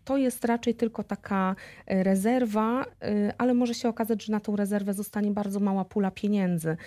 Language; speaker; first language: Polish; native; Polish